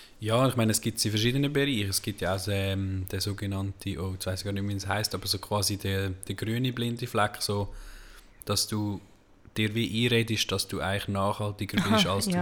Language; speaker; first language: German; native; German